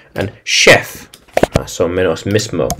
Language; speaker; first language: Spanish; non-native, learner; English